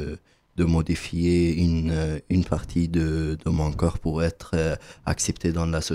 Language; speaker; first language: French; non-native, learner; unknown